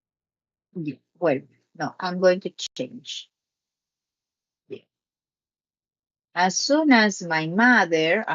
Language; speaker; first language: English; non-native, learner; Spanish